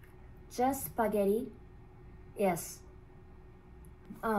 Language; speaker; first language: English; non-native, learner; Korean